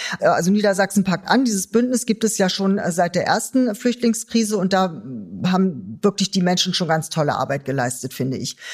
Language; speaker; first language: German; native; German